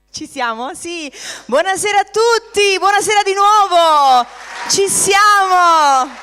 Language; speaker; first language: Italian; native; Italian